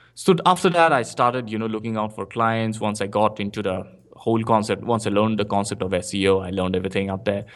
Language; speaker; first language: English; non-native, local second language; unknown